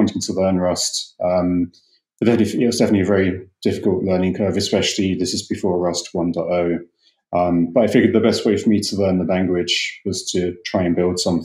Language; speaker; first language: English; native; English